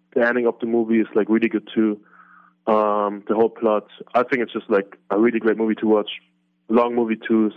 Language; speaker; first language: English; non-native, fluent; German